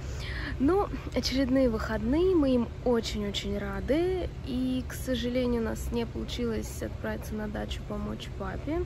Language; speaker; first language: Russian; native; Russian